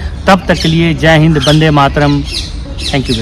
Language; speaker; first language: Hindi; native; Hindi